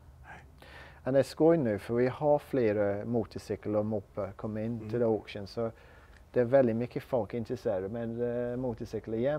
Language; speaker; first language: Swedish; non-native, learner; English